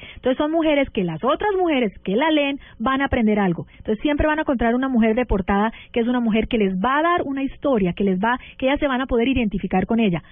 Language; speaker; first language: Spanish; early bilingual, heritage; Spanish